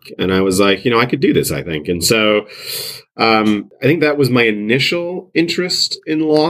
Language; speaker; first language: English; native; English